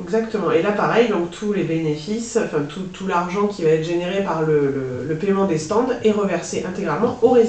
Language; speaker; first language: French; native; French